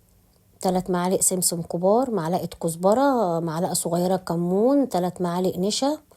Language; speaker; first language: Arabic; native; Arabic